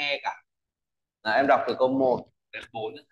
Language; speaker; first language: Chinese; non-native, fluent; Vietnamese